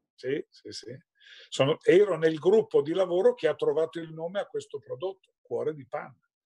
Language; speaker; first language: Italian; native; Italian